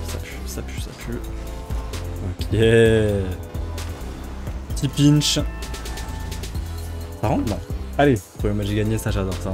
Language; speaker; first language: French; native; French